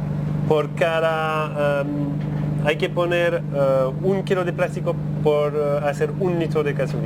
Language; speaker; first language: Spanish; non-native, learner; French